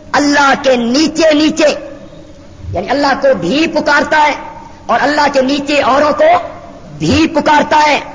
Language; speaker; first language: Urdu; native; Urdu